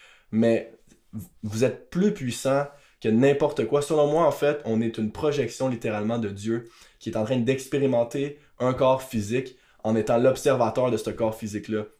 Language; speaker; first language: French; native; French